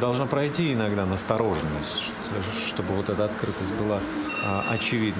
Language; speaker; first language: Russian; native; Russian